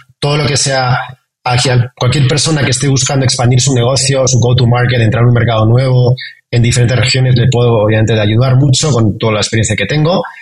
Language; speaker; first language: Spanish; native; Spanish